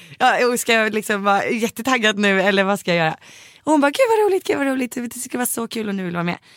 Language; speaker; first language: Swedish; native; Swedish